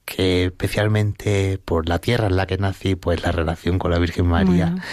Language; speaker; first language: Spanish; native; Spanish